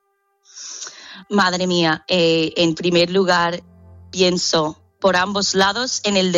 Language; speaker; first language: Spanish; non-native, fluent; English